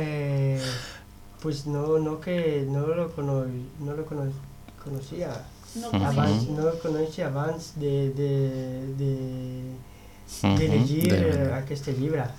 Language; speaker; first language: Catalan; non-native, learner; Spanish